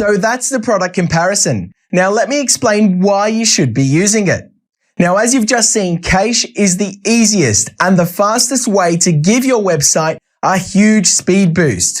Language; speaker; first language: English; native; English